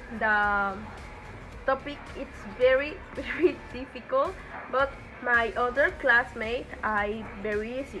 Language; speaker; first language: English; non-native, learner; Spanish